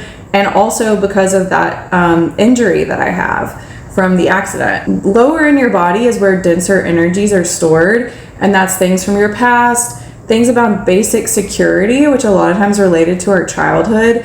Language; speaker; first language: English; native; English